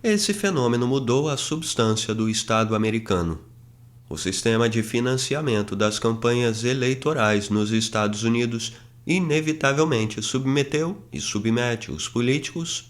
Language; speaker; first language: Portuguese; native; Portuguese